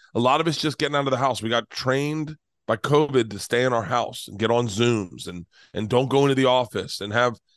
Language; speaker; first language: English; native; English